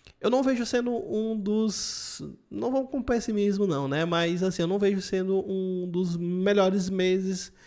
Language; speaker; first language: Portuguese; native; Portuguese